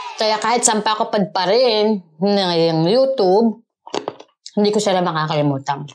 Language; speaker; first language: Filipino; native; Filipino